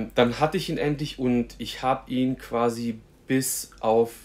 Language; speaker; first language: German; native; German